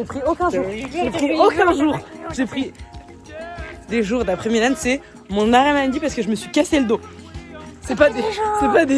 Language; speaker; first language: French; native; French